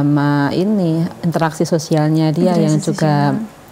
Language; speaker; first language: Indonesian; native; Indonesian